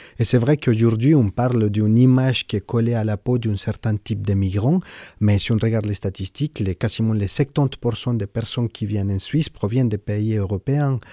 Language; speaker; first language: French; non-native, fluent; Spanish